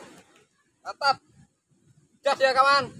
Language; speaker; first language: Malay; non-native, local second language; Javanese